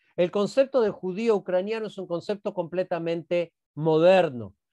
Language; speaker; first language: Spanish; native; Spanish